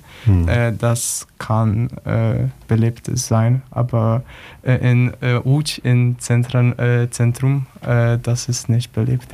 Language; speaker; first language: German; non-native, learner; Polish